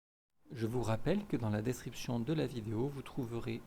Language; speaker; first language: French; native; French